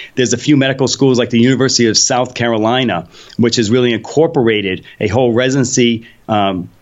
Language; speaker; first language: English; early bilingual, other home language; Polish